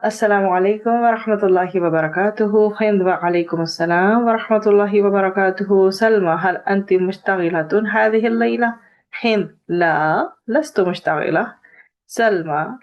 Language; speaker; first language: Arabic; non-native, fluent; Urdu